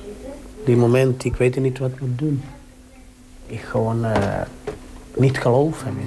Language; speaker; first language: Dutch; non-native, learner; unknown